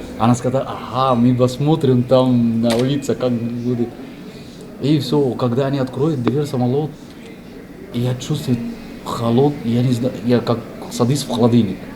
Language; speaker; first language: Russian; non-native, learner; Arabic